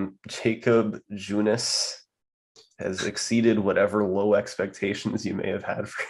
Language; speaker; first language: English; native; English